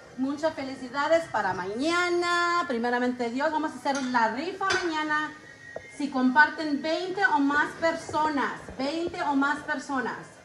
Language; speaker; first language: Spanish; early bilingual, heritage; Spanish